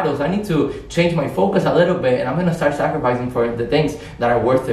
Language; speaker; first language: English; non-native, fluent; Spanish